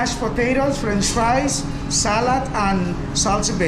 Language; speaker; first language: English; non-native, learner; Spanish